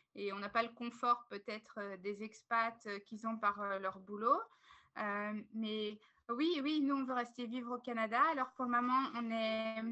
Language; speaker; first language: French; native; French